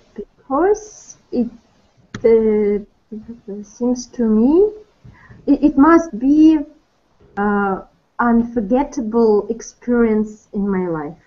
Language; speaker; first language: English; non-native, learner; Russian